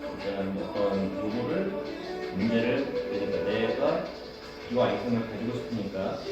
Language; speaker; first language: Korean; native; Korean